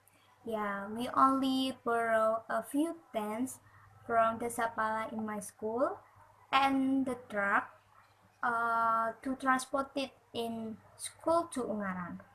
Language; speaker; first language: English; non-native, learner; Indonesian